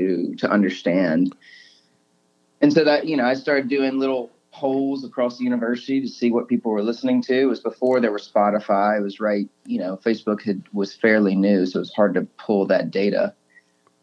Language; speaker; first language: English; native; English